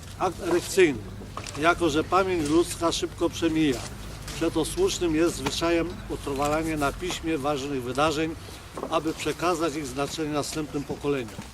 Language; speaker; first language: Polish; native; Polish